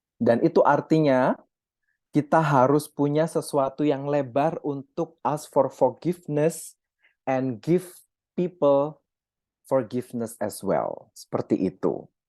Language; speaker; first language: Indonesian; native; Indonesian